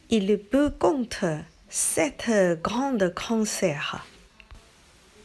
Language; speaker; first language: French; non-native, learner; Chinese